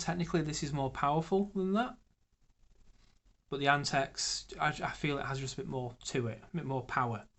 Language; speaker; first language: English; native; English